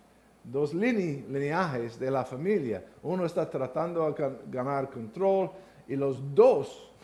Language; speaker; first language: Spanish; non-native, learner; English